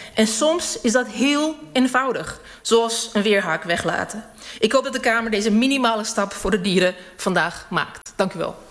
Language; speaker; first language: Dutch; early bilingual, other home language; Serbian